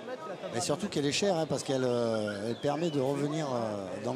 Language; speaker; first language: French; native; French